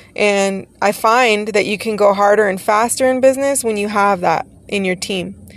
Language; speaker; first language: English; native; English